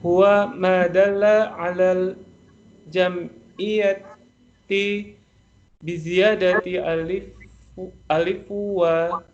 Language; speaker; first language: Arabic; non-native, learner; Indonesian